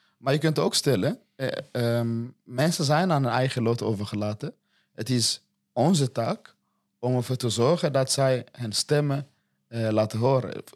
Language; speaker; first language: Dutch; non-native, fluent; Swahili